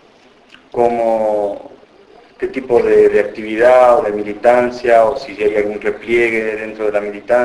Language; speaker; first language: Spanish; native; Spanish